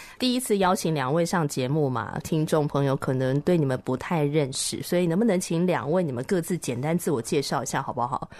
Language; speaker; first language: Chinese; native; Chinese